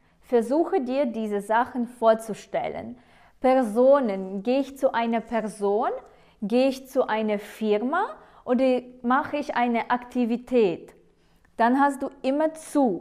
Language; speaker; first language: German; non-native, fluent; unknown